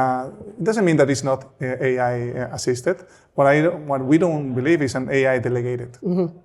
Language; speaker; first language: English; non-native, fluent; Spanish